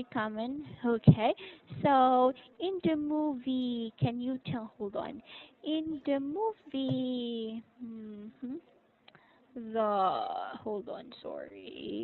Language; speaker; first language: English; non-native, local second language; Filipino